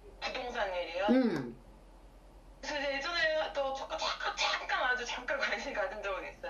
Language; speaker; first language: Korean; native; Korean